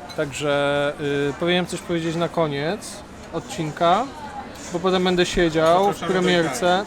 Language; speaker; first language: Polish; native; Polish